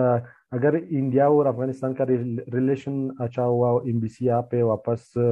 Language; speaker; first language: Hindi; non-native, learner; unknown